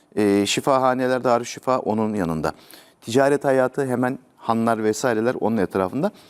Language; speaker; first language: Turkish; native; Turkish